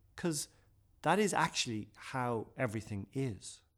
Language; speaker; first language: English; non-native, local second language; Irish